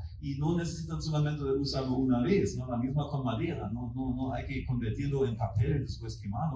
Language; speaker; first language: Spanish; non-native, fluent; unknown